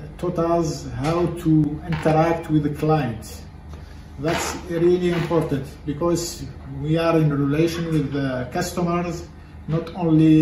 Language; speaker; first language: English; non-native, fluent; French